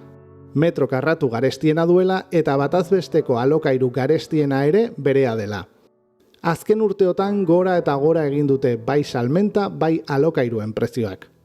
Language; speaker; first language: Basque; native; Basque